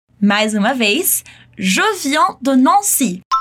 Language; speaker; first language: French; non-native, fluent; Portuguese